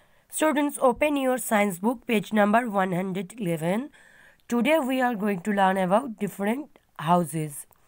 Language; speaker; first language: English; non-native, local second language; Bangla